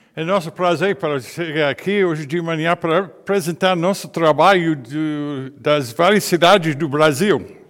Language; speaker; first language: Portuguese; non-native, fluent; English